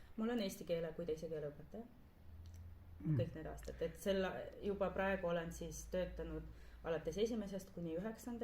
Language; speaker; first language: Estonian; non-native, local second language; Russian